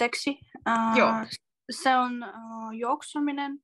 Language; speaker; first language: Finnish; non-native, learner; Russian